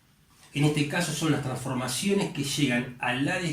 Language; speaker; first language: Spanish; native; Spanish